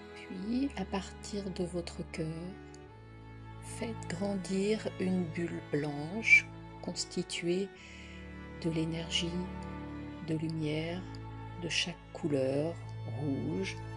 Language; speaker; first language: French; native; French